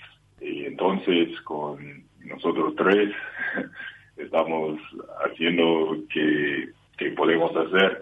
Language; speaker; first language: Spanish; non-native, learner; English